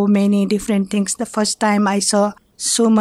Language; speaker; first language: English; non-native, fluent; Nepali